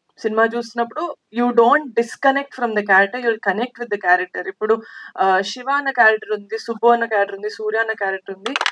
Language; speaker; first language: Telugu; native; Telugu